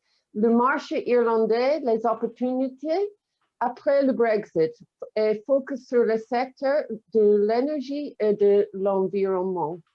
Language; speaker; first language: French; non-native, fluent; English